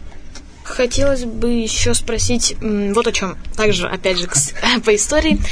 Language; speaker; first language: Russian; native; Russian